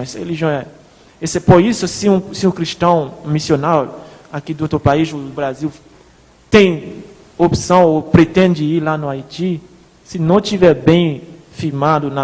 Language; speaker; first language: Portuguese; non-native, fluent; Haitian Creole